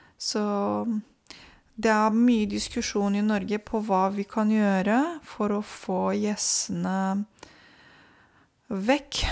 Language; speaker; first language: Norwegian; non-native, fluent; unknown